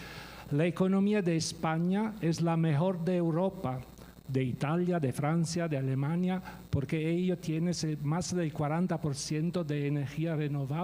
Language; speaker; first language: Spanish; non-native, fluent; Italian